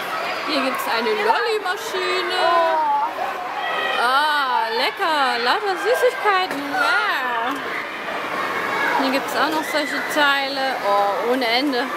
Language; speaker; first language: German; native; German